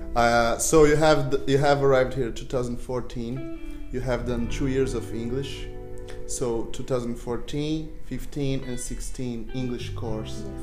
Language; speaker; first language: English; non-native, fluent; Portuguese